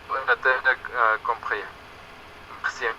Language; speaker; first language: French; non-native, learner; Russian